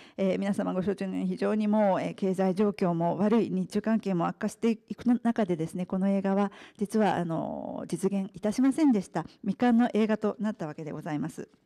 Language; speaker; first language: Japanese; native; Japanese